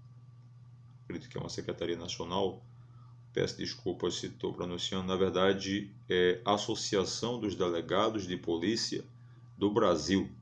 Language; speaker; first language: Portuguese; native; Portuguese